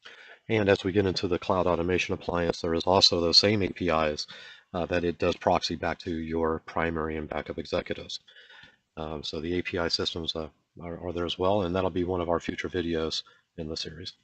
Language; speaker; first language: English; native; English